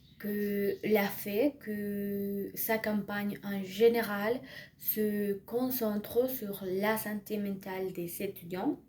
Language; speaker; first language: French; non-native, learner; Spanish